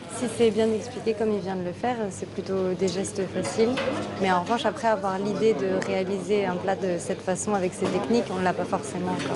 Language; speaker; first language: French; native; French